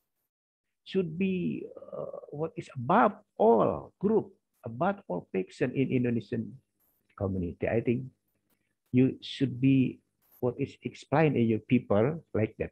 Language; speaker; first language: English; non-native, learner; Indonesian